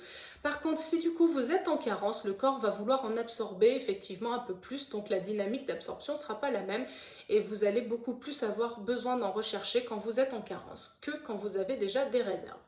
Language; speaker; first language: French; native; French